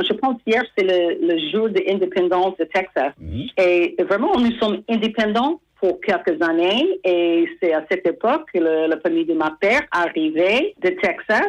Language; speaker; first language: French; non-native, fluent; English